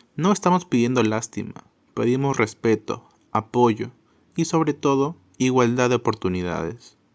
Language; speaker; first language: Spanish; native; Spanish